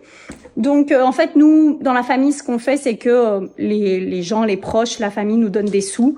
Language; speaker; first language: French; native; French